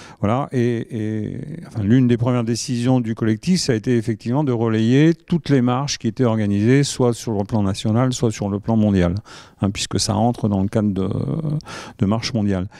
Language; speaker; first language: French; native; French